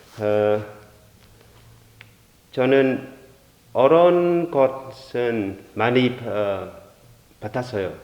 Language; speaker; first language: Korean; non-native, learner; Vietnamese